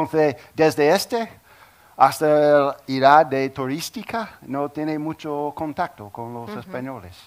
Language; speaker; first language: Spanish; non-native, learner; English